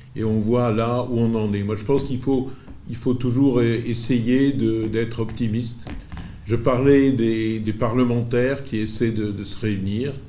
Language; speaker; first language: French; native; French